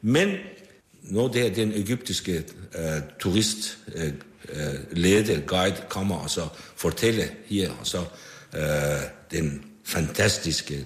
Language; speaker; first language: Danish; non-native, fluent; Persian